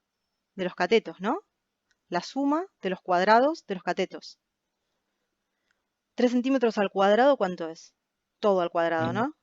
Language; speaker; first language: Spanish; native; Spanish